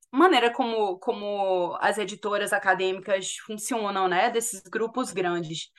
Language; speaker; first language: Portuguese; native; Portuguese